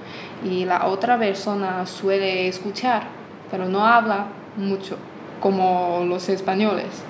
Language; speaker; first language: Spanish; non-native, fluent; Chinese